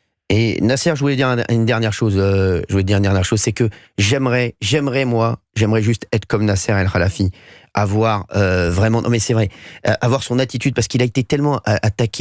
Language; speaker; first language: French; native; French